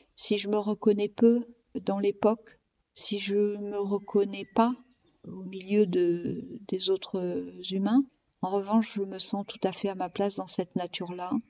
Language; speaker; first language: French; native; French